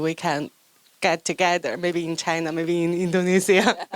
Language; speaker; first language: English; non-native, fluent; Chinese